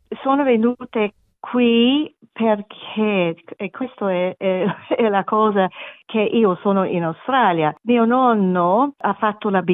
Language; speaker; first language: Italian; non-native, learner; English